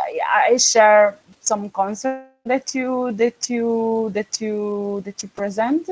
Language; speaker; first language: English; non-native, fluent; Portuguese